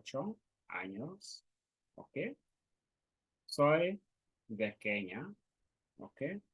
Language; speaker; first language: Spanish; non-native, learner; Swahili